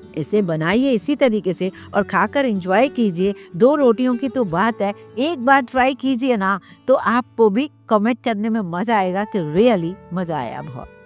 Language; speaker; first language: Hindi; non-native, local second language; Sindhi